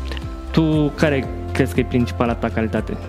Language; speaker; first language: Romanian; native; Romanian